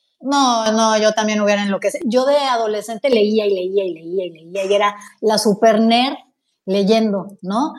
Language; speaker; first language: Spanish; native; Spanish